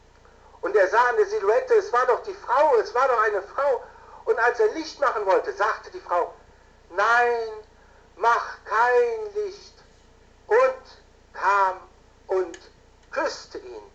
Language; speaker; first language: German; native; German